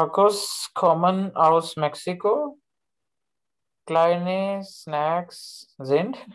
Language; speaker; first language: German; non-native, learner; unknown